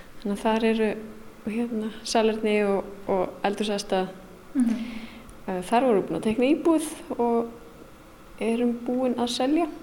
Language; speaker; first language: Icelandic; native; Icelandic